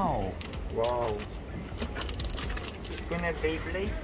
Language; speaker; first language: French; non-native, learner; Korean